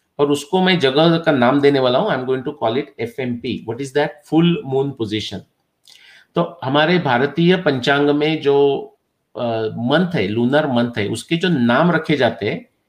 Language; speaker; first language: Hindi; non-native, local second language; Marathi